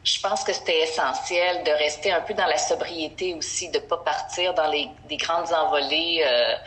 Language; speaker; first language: French; native; French